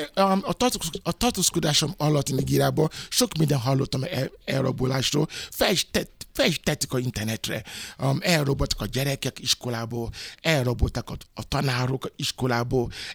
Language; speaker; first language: Hungarian; non-native, fluent; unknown